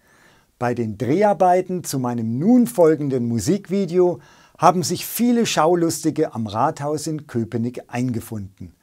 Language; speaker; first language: German; native; German